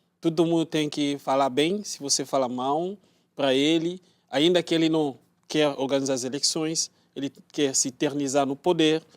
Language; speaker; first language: Portuguese; non-native, learner; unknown